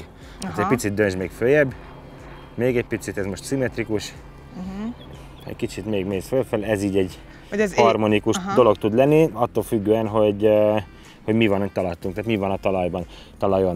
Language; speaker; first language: Hungarian; native; Hungarian